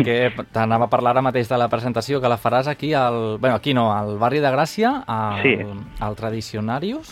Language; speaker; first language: Catalan; native; Catalan